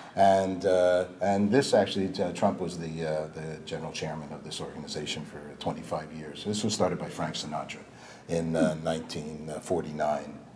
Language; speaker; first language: English; native; English